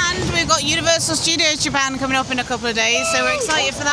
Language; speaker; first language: English; native; English